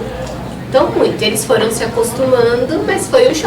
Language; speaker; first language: Portuguese; early bilingual, other home language; Spanish